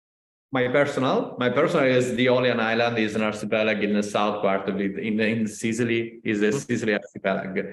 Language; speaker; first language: English; non-native, learner; Italian